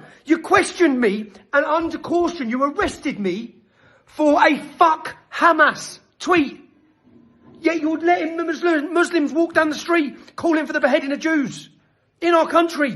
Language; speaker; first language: English; native; English